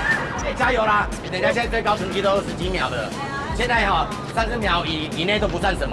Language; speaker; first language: Chinese; native; Chinese